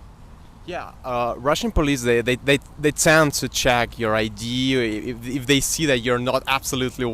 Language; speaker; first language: English; non-native, fluent; Russian